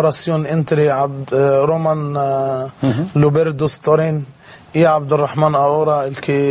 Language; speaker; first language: Spanish; non-native, fluent; Arabic